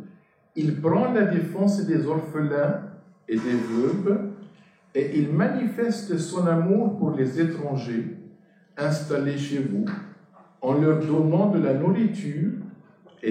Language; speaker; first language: French; non-native, fluent; Arabic